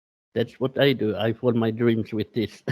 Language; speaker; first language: English; non-native, learner; Swedish